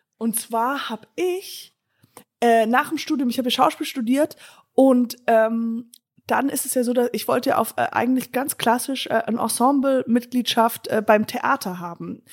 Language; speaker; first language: German; non-native, fluent; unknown